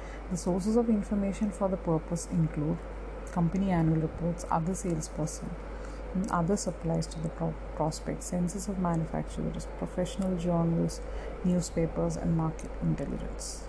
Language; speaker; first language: English; non-native, local second language; Malayalam